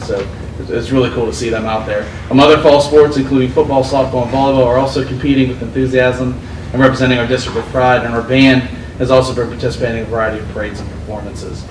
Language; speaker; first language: English; native; English